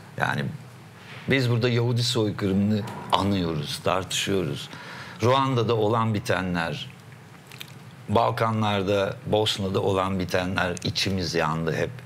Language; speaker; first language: Turkish; native; Turkish